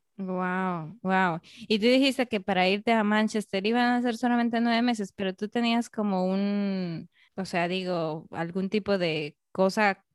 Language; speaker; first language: Spanish; native; Spanish